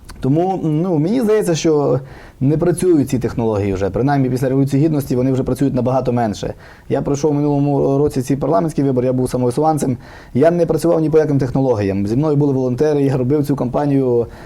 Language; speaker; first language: Ukrainian; native; Ukrainian